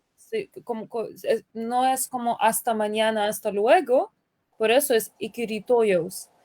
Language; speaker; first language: Spanish; non-native, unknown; Lithuanian